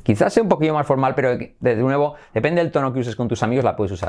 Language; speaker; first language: Spanish; native; Spanish